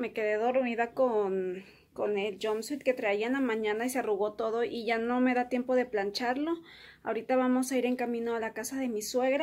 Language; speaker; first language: Spanish; early bilingual, heritage; Spanish